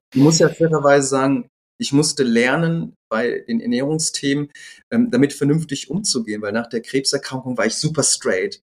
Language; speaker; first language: German; native; German